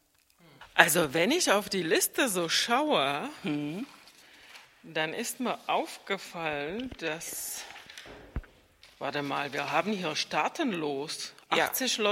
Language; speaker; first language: German; non-native, fluent; Czech